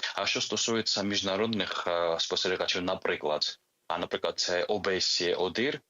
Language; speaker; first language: Ukrainian; non-native, fluent; Georgian